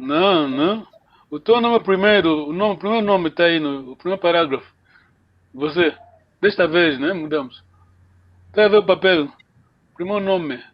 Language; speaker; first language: Portuguese; non-native, local second language; Kongo